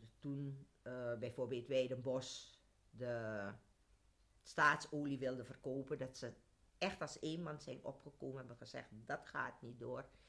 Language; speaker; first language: Dutch; native; Dutch